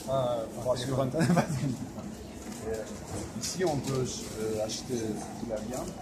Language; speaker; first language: French; non-native, fluent; Russian